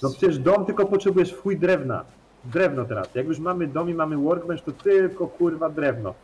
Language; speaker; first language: Polish; native; Polish